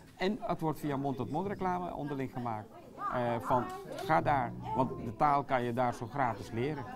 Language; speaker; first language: Dutch; native; Dutch